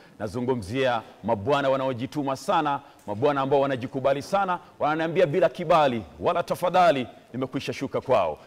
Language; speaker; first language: Swahili; non-native, local second language; Gusii